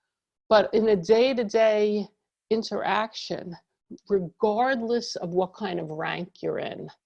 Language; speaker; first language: English; native; English